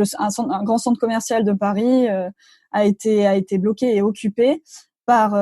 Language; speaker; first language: French; native; French